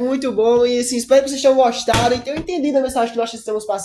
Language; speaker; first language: Portuguese; native; Portuguese